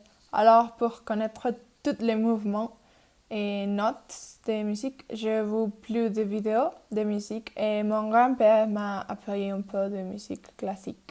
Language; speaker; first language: French; non-native, learner; Spanish